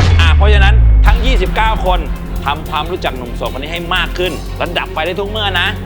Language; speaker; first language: Thai; native; Thai